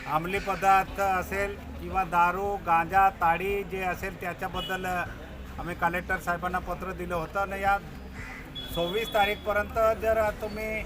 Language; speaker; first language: Marathi; non-native, local second language; Bhili